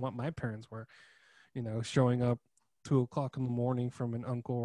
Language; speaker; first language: English; native; English